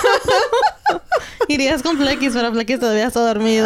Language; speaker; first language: Spanish; early bilingual, heritage; Spanish